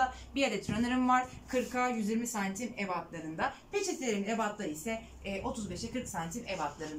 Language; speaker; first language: Turkish; native; Turkish